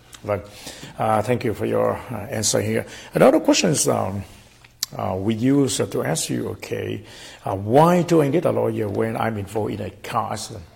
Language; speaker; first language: English; non-native, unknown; Vietnamese